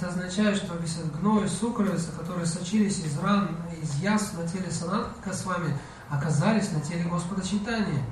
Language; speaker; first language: Russian; native; Russian